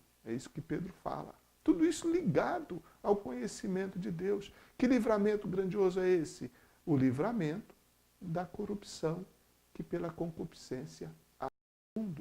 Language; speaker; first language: Portuguese; native; Portuguese